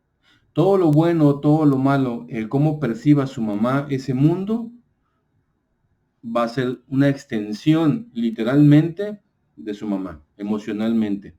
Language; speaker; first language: Spanish; native; Spanish